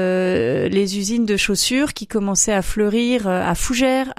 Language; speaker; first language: French; native; French